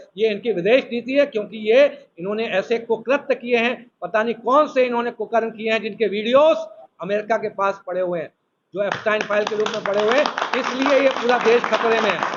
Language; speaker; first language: Hindi; native; Hindi